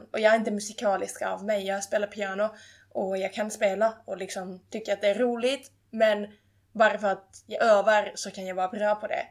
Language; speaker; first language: Swedish; non-native, fluent; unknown